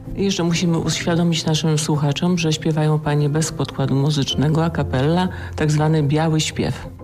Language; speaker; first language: Polish; native; Polish